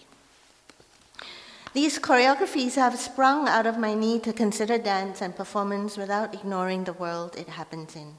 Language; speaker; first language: English; non-native, local second language; Min Nan Chinese